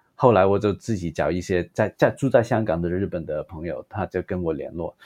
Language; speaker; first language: Chinese; non-native, local second language; Cantonese